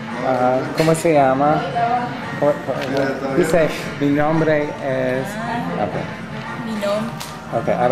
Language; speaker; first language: Spanish; non-native, learner; English